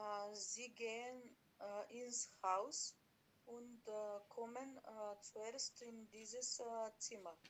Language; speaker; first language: German; non-native, learner; Macedonian